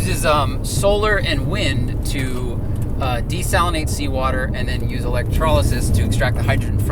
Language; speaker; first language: English; native; English